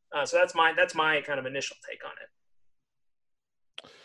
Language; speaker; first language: English; native; English